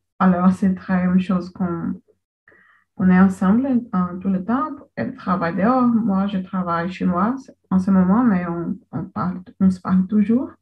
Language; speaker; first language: French; non-native, learner; Portuguese